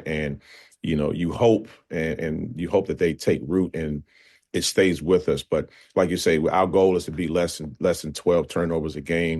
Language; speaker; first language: English; native; English